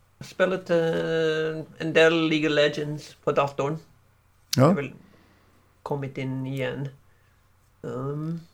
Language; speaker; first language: Swedish; non-native, learner; English